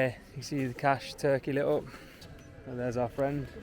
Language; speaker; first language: English; native; English